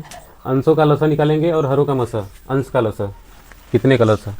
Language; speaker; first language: Hindi; native; Hindi